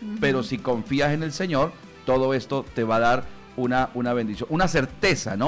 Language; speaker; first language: Spanish; native; Spanish